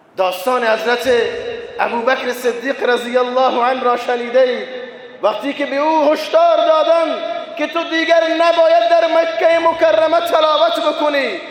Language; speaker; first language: Persian; non-native, local second language; Baluchi